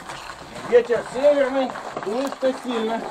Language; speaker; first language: Russian; native; Russian